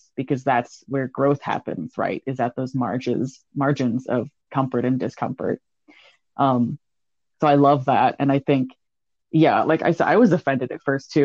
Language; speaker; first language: English; native; English